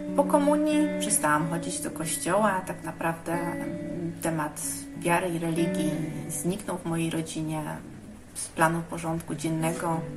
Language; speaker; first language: Polish; early bilingual, heritage; Polish